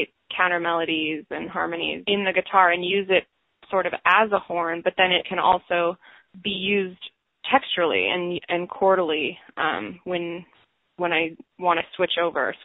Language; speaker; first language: English; native; English